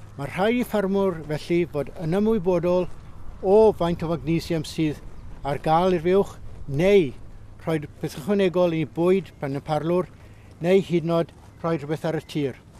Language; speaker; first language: Welsh; native; Welsh